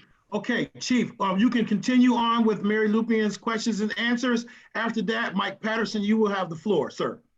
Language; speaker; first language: English; native; English